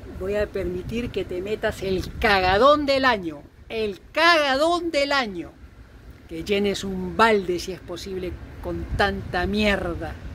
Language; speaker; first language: Spanish; native; Spanish